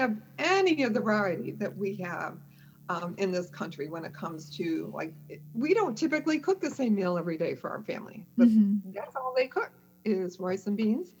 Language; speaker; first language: English; native; English